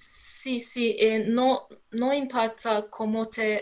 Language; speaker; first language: Spanish; non-native, learner; Turkish